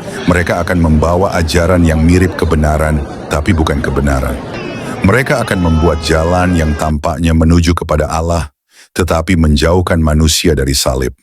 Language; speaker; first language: Indonesian; native; Indonesian